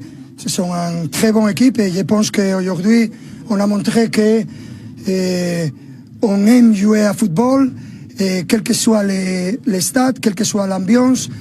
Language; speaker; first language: French; non-native, learner; Spanish